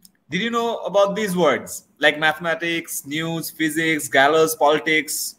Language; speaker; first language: English; non-native, local second language; Bangla